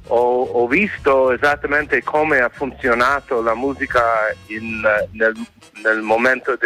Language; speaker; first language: Italian; non-native, fluent; English